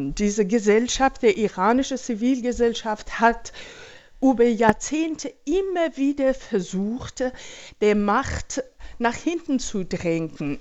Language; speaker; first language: German; non-native, fluent; Persian